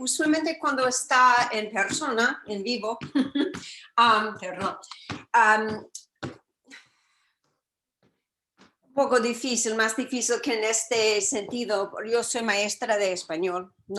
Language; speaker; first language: Spanish; non-native, fluent; English